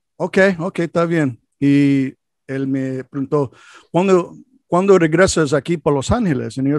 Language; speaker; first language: Spanish; non-native, learner; English